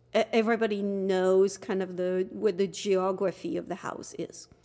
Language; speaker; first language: English; non-native, fluent; French